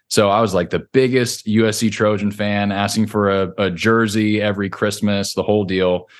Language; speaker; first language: English; native; English